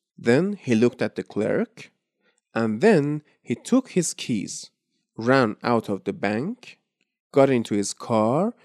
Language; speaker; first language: English; non-native, fluent; Persian